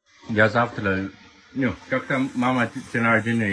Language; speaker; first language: Russian; non-native, learner; Chinese